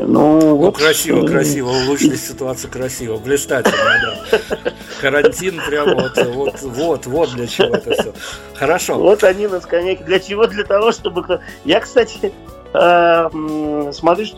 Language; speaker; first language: Russian; native; Russian